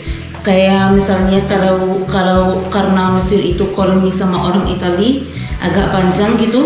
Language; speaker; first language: Indonesian; non-native, fluent; Arabic